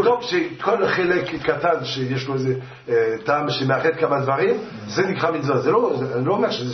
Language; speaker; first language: Hebrew; non-native, fluent; French